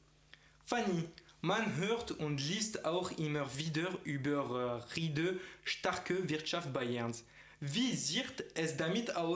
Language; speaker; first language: German; non-native, fluent; French